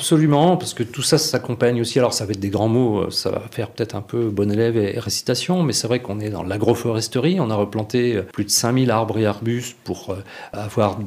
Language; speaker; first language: French; native; French